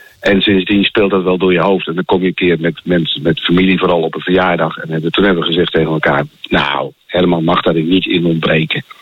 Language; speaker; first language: Dutch; native; Dutch